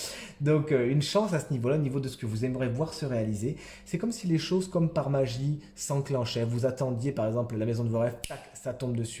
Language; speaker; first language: French; native; French